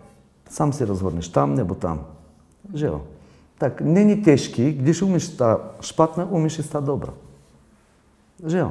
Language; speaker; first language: Czech; non-native, fluent; Bulgarian